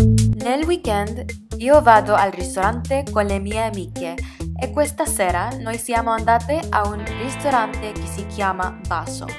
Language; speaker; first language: Italian; non-native, learner; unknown